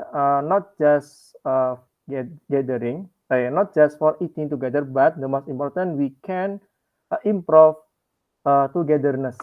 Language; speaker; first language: English; non-native, learner; Indonesian